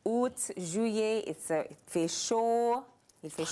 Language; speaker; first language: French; non-native, fluent; English